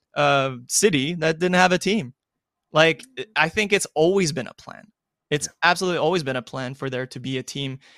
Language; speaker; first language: English; non-native, fluent; French